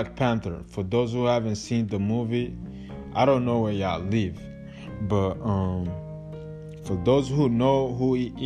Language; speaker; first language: English; non-native, local second language; Kinyarwanda